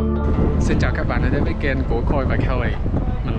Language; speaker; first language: Vietnamese; early bilingual, heritage; Vietnamese